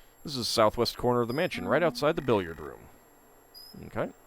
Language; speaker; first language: English; native; English